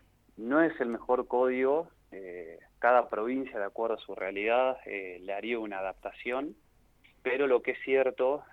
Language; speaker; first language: Spanish; native; Spanish